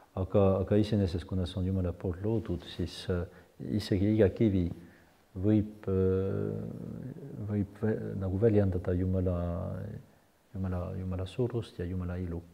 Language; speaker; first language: Estonian; non-native, fluent; French